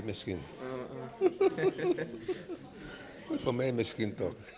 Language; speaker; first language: Dutch; non-native, local second language; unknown